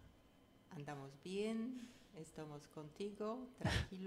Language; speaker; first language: Spanish; non-native, fluent; Polish